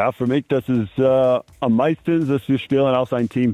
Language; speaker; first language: German; non-native, fluent; English